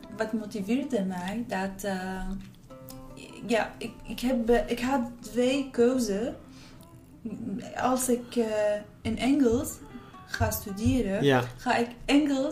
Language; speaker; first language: Dutch; non-native, learner; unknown